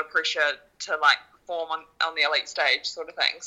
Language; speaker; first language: English; native; English